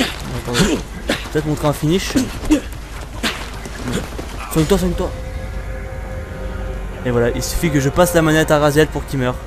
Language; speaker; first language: French; native; French